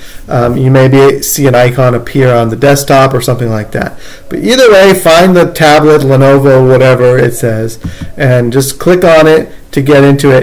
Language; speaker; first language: English; native; English